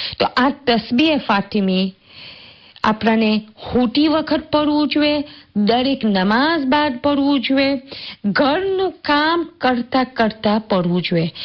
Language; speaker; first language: Gujarati; early bilingual, heritage; Gujarati